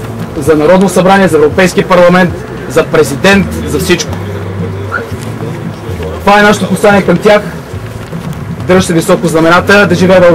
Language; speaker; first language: Bulgarian; native; Bulgarian